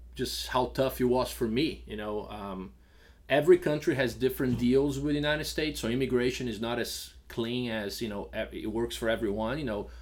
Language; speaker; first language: English; non-native, fluent; Portuguese